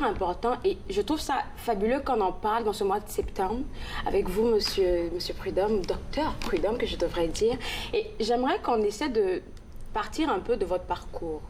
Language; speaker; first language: French; native; French